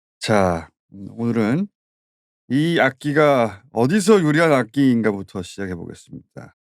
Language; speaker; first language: Korean; native; Korean